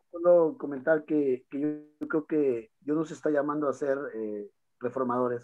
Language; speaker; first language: Spanish; native; Spanish